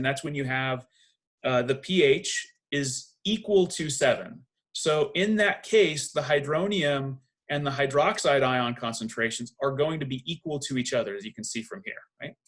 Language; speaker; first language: English; native; English